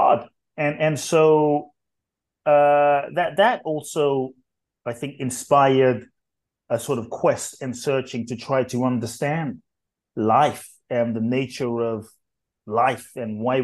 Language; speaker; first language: English; native; English